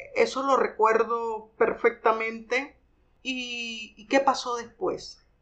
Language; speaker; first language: Spanish; native; Spanish